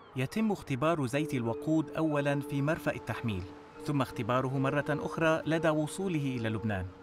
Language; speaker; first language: Arabic; native; Arabic